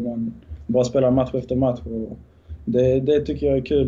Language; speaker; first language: Swedish; early bilingual, other home language; Bosnian